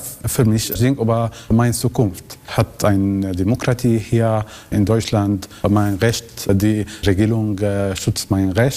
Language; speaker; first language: German; non-native, learner; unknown